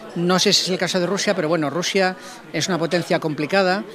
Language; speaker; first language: Spanish; native; Spanish